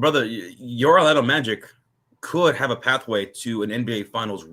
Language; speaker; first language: English; native; English